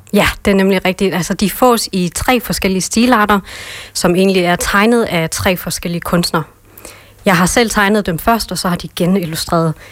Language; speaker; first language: Danish; early bilingual, other home language; Vietnamese